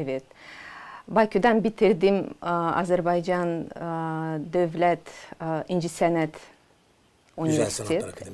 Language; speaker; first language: Turkish; non-native, learner; Azerbaijani